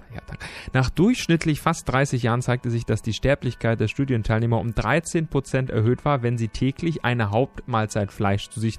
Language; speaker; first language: German; native; German